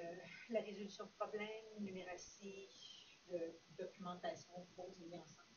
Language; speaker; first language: French; native; French